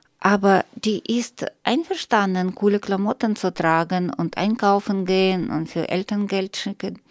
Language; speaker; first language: German; non-native, learner; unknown